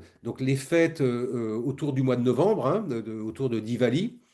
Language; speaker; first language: French; native; French